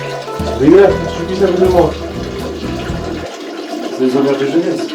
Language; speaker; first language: French; native; French